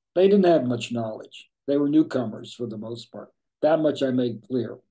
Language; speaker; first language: English; native; English